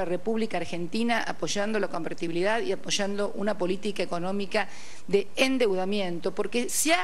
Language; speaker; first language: Spanish; native; Spanish